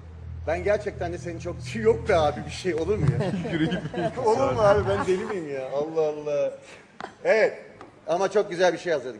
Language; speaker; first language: Turkish; native; Turkish